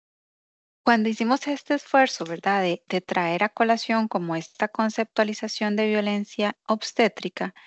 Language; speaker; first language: Spanish; native; Spanish